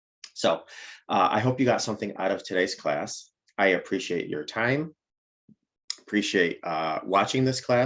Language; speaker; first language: English; native; English